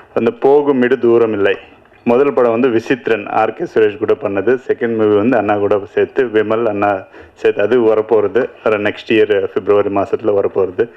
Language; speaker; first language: Tamil; non-native, learner; Telugu